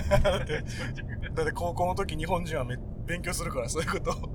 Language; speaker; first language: Japanese; native; Japanese